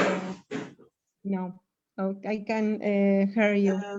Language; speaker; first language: English; non-native, learner; Spanish